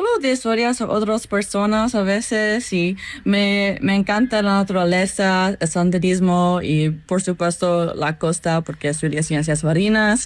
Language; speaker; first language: Spanish; non-native, fluent; English